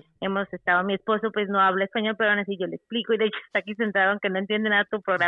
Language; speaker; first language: Spanish; native; Spanish